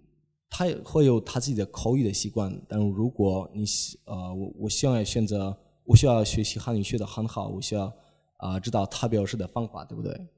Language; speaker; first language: Chinese; non-native, fluent; Polish